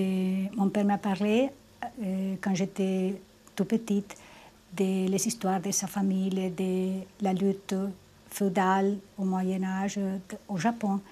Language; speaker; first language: French; non-native, fluent; Spanish